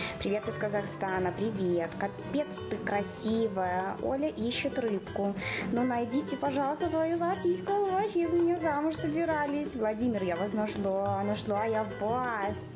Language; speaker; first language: Russian; native; Russian